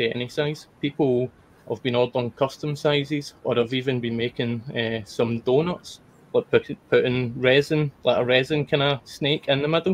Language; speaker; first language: English; native; English